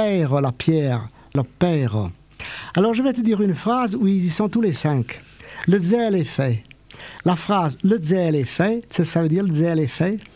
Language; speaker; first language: French; native; French